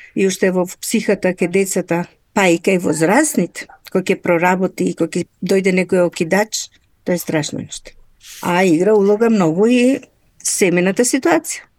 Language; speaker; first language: Macedonian; native; Macedonian